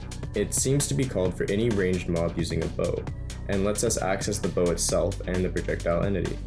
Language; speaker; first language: English; native; English